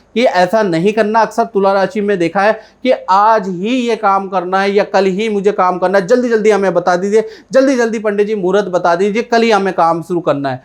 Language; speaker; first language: Hindi; native; Hindi